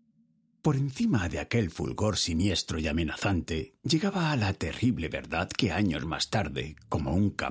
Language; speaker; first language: Spanish; native; Spanish